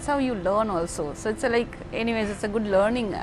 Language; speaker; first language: English; non-native, local second language; Hindi